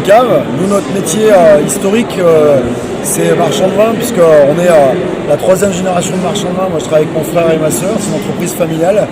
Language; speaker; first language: French; native; French